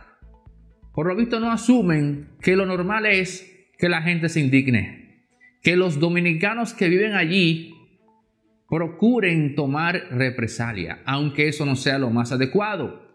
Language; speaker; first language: Spanish; native; Spanish